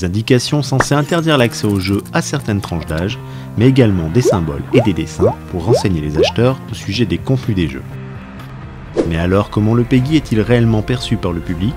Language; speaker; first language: French; native; French